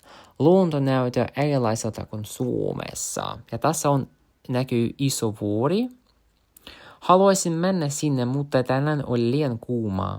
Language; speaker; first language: Finnish; non-native, learner; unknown